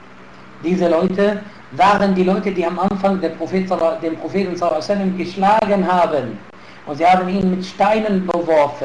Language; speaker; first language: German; non-native, fluent; Arabic